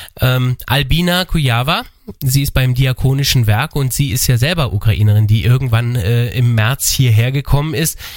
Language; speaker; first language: German; native; German